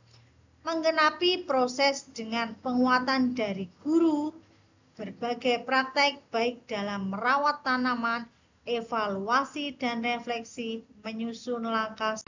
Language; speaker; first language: Indonesian; native; Indonesian